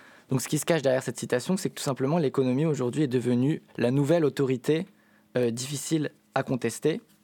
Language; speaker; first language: French; native; French